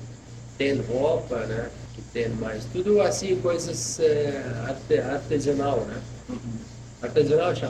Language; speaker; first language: Portuguese; non-native, fluent; Arabic